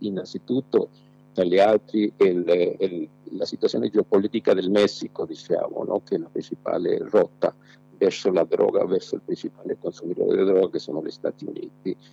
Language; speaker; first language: Italian; non-native, fluent; Spanish